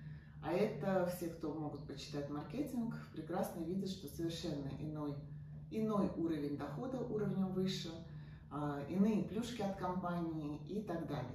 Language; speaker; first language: Russian; native; Russian